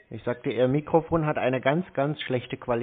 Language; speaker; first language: German; native; German